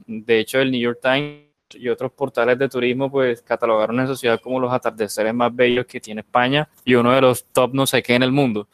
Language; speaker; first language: Spanish; native; Spanish